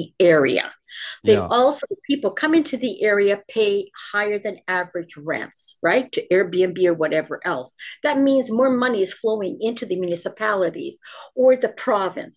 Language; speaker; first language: English; native; English